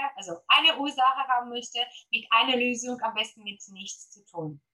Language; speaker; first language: German; non-native, fluent; Polish